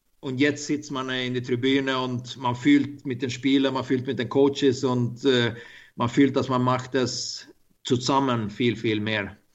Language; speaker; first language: German; non-native, learner; Swedish